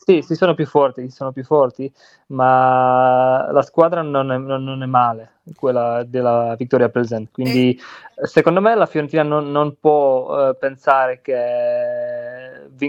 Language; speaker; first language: Italian; non-native, learner; Czech